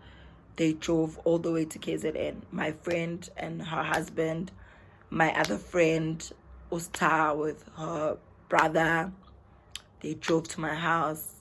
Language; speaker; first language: English; non-native, local second language; Zulu